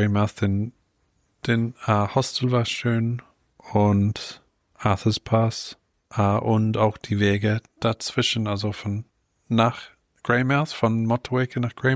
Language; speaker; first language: German; non-native, fluent; English